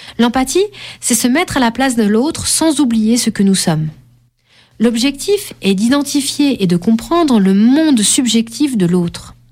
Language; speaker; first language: French; native; French